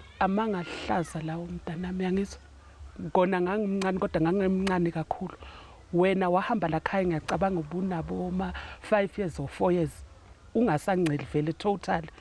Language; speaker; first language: Zulu; native; Zulu